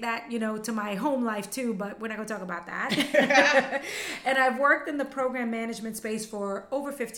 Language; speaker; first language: English; early bilingual, other home language; Spanish